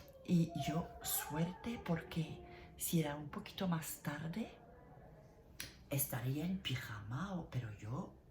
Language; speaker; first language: Spanish; non-native, learner; French